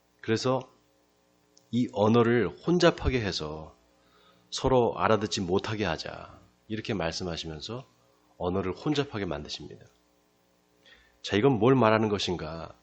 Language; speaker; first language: Korean; native; Korean